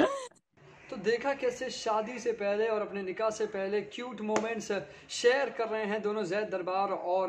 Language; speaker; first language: Hindi; native; Hindi